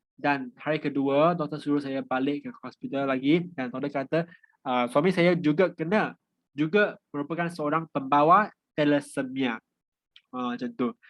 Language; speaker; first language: Malay; non-native, local second language; Chinese